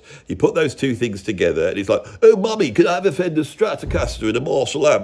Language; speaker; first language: English; native; English